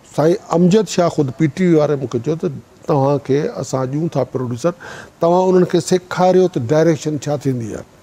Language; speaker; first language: Sindhi; native; Sindhi